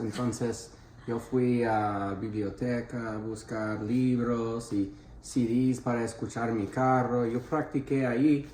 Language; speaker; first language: Spanish; non-native, fluent; English